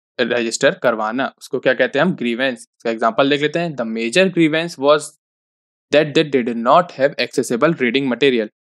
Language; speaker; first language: Hindi; native; Hindi